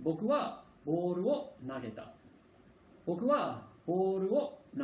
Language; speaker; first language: Japanese; non-native, fluent; English